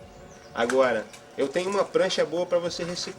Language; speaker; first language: Portuguese; native; Portuguese